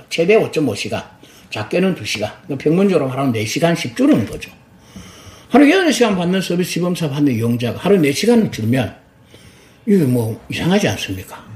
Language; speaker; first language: Korean; native; Korean